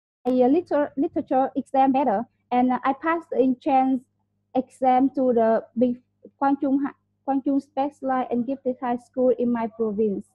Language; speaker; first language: English; non-native, learner; Vietnamese